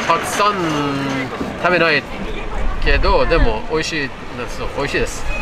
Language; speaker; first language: Japanese; non-native, learner; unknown